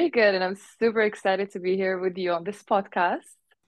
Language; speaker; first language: English; non-native, fluent; Uzbek